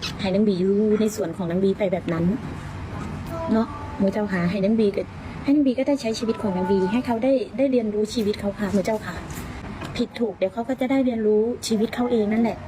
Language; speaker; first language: Thai; native; Thai